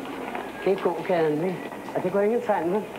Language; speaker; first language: Danish; native; Danish